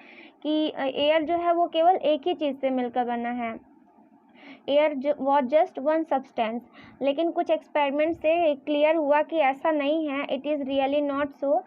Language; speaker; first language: Hindi; native; Hindi